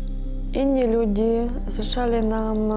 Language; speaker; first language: Polish; non-native, learner; Ukrainian